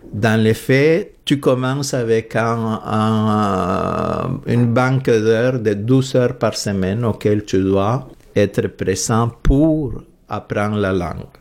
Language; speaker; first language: French; non-native, fluent; Spanish